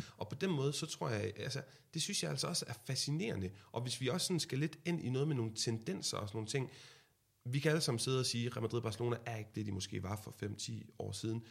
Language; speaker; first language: Danish; native; Danish